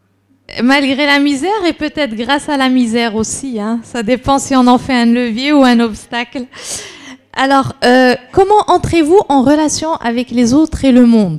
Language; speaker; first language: French; non-native, local second language; Arabic